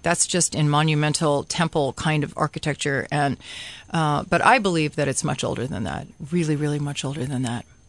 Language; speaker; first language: English; native; English